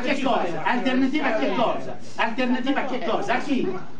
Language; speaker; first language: Italian; native; Italian